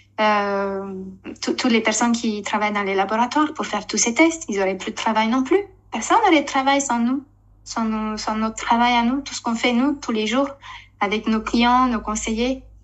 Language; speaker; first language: French; non-native, fluent; Romanian